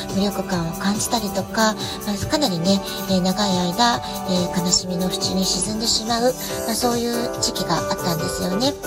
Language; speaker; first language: Japanese; native; Japanese